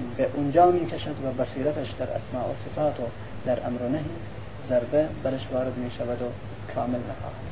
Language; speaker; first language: Persian; non-native, local second language; Central Kurdish